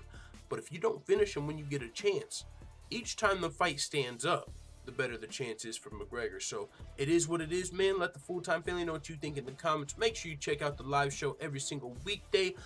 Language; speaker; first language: English; native; English